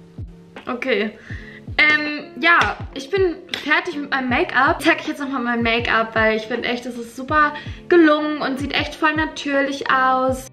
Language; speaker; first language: German; native; German